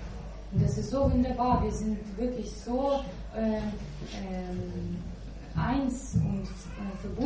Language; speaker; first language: German; non-native, fluent; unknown